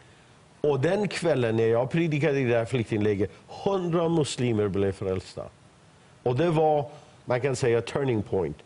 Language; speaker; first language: Swedish; non-native, fluent; Persian